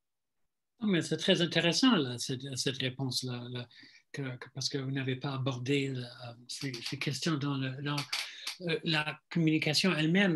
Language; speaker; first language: French; non-native, fluent; English